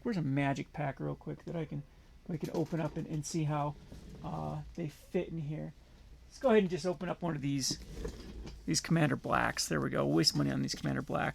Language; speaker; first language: English; native; English